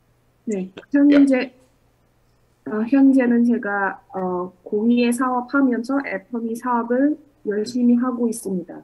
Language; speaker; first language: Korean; non-native, fluent; Indonesian